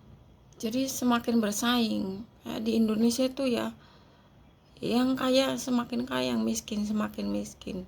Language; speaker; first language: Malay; non-native, local second language; Javanese